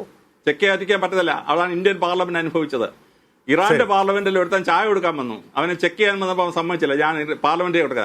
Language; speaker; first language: Malayalam; native; Malayalam